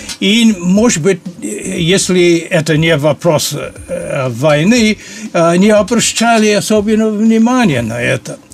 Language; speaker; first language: Russian; non-native, fluent; English